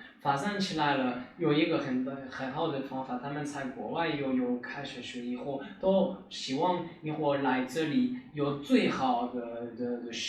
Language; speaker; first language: Chinese; non-native, learner; French